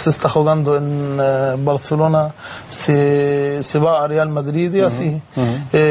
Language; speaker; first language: Spanish; non-native, fluent; Arabic